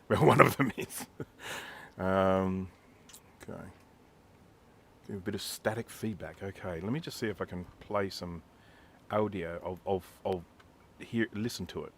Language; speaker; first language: English; native; English